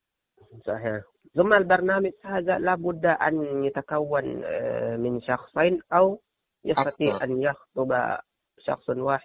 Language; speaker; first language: Arabic; non-native, learner; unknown